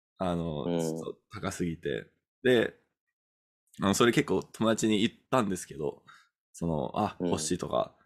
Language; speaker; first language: Japanese; non-native, fluent; English